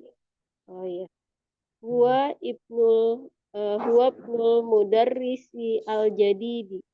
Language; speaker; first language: Arabic; non-native, learner; Indonesian